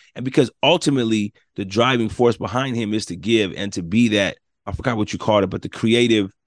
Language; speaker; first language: English; native; English